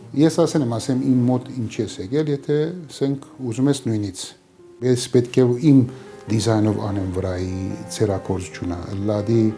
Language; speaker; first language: Armenian; early bilingual, heritage; Armenian